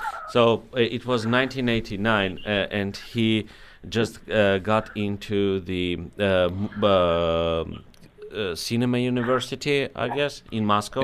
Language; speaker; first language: English; non-native, fluent; Armenian